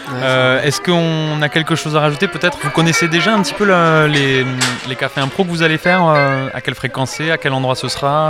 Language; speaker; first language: French; native; French